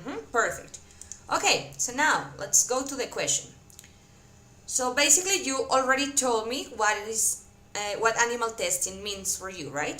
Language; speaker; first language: English; non-native, fluent; Spanish